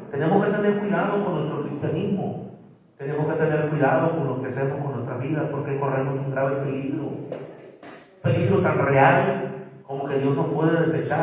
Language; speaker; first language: Spanish; native; Spanish